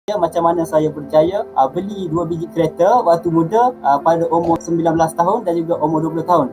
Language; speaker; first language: Malay; native; Malay